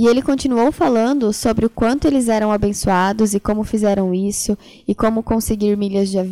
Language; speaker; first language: Portuguese; native; Portuguese